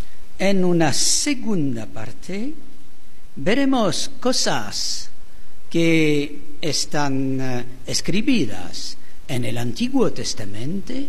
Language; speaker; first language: Spanish; non-native, fluent; French